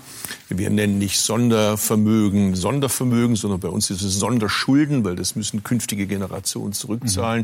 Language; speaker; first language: German; early bilingual, other home language; Turkish